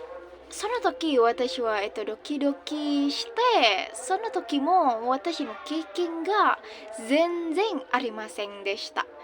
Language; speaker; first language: Japanese; non-native, learner; Indonesian